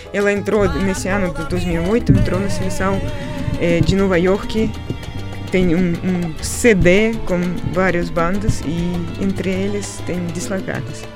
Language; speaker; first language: Portuguese; non-native, fluent; Russian